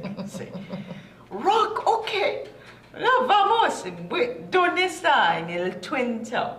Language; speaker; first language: Spanish; non-native, learner; English